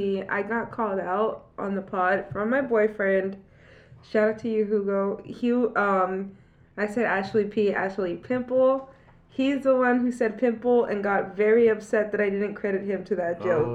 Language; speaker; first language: English; native; English